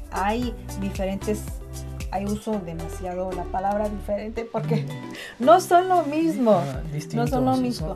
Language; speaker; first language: Spanish; non-native, fluent; Chinese